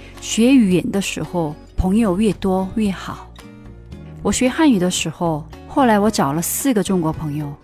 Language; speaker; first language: Chinese; non-native, fluent; Korean